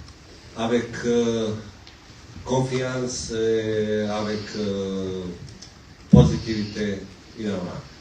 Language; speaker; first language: French; non-native, learner; Bosnian